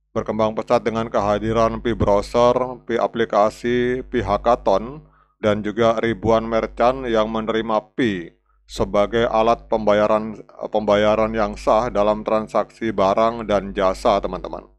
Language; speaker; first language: Indonesian; native; Indonesian